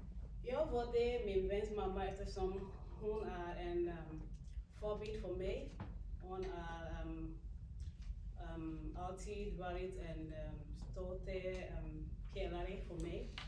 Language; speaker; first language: Swedish; non-native, learner; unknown